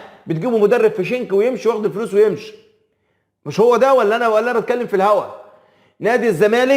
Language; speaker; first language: Arabic; native; Arabic